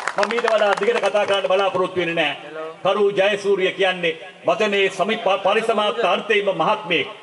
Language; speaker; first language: Sinhala; non-native, local second language; Tamil